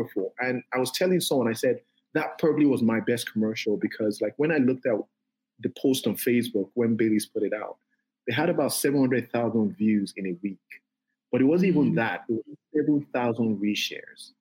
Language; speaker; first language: English; non-native, local second language; Yoruba